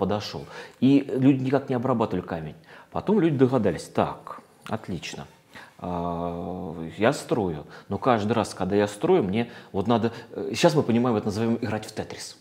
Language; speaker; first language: Russian; native; Russian